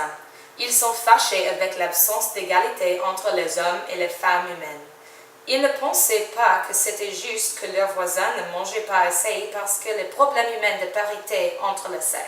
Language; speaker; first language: French; non-native, learner; English